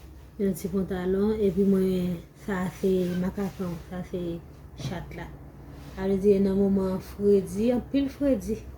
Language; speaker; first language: French; non-native, learner; Haitian Creole